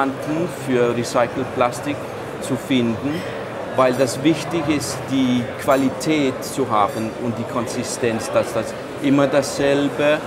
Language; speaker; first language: German; non-native, fluent; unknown